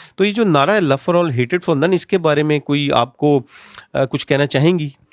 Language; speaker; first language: Urdu; native; Urdu